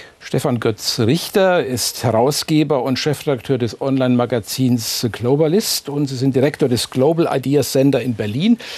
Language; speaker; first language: German; native; German